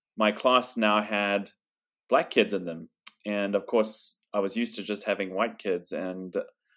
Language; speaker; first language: English; native; English